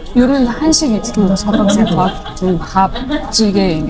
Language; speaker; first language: Korean; non-native, fluent; Mongolian